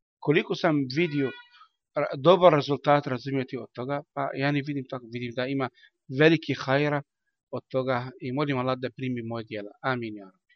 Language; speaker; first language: Bosnian; non-native, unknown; Arabic